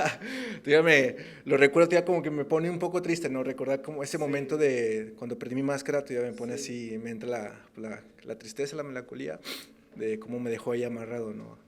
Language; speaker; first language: Spanish; native; Spanish